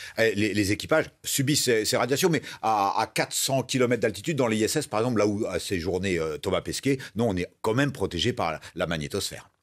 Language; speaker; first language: French; native; French